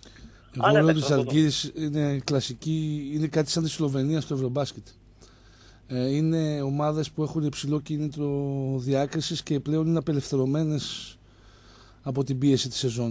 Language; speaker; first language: Greek; native; Greek